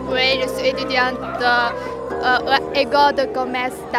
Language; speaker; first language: French; non-native, learner; Chinese